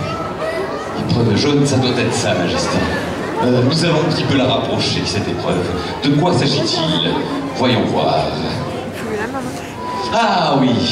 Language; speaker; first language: French; native; French